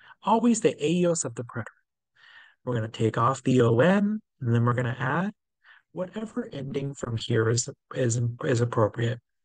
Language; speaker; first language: English; native; English